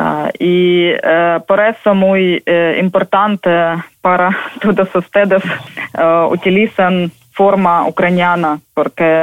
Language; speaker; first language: Spanish; non-native, learner; Ukrainian